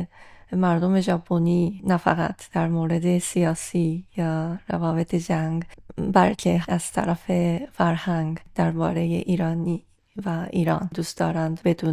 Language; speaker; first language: Persian; non-native, fluent; Japanese